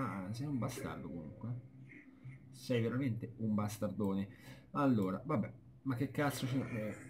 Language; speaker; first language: Italian; native; Italian